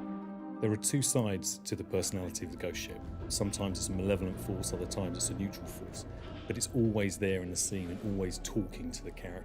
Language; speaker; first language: English; native; English